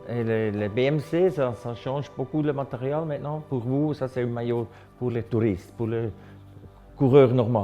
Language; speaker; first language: French; non-native, local second language; German